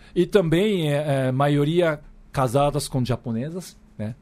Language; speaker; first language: Portuguese; non-native, fluent; Japanese